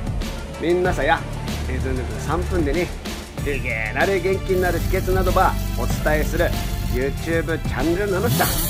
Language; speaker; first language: Japanese; native; Japanese